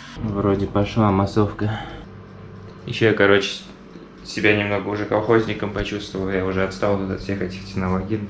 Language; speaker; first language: Russian; native; Russian